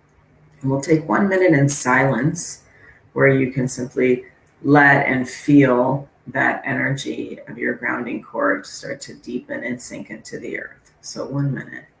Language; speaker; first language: English; native; English